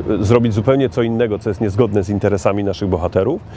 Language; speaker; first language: Polish; native; Polish